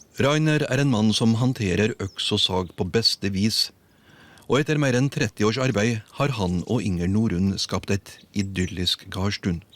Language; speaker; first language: Norwegian; native; Norwegian